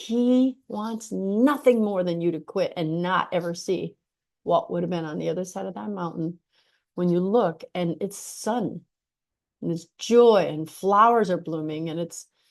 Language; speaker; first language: English; native; English